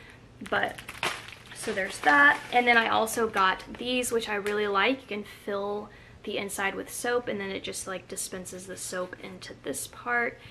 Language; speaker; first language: English; native; English